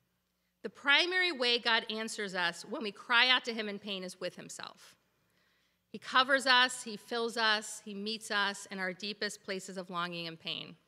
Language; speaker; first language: English; native; English